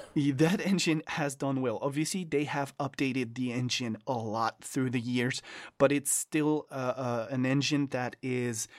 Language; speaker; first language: English; non-native, fluent; French